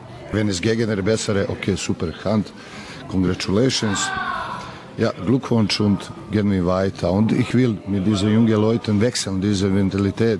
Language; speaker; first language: German; non-native, learner; Serbian